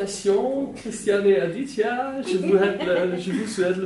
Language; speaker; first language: French; non-native, learner; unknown